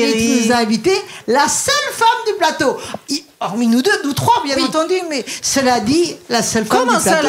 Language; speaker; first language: French; native; French